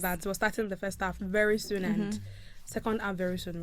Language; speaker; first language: English; non-native, local second language; Yoruba